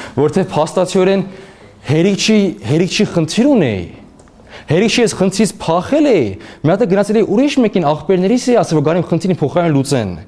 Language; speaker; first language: Armenian; early bilingual, heritage; Armenian